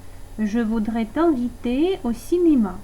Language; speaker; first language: French; non-native, fluent; Russian